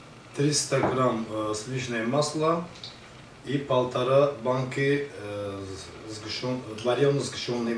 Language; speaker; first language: Russian; non-native, learner; Azerbaijani